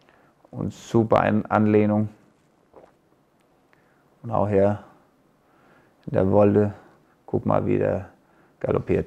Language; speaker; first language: German; non-native, fluent; Danish